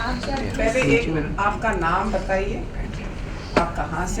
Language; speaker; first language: Hindi; native; Hindi